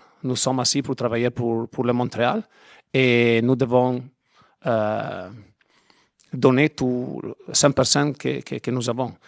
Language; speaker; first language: French; non-native, learner; Italian